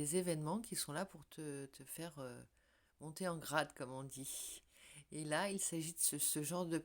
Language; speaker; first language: French; native; French